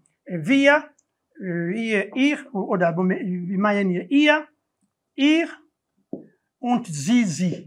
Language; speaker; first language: German; non-native, learner; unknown